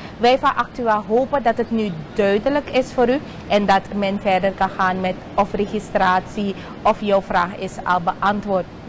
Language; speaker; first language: Dutch; native; Dutch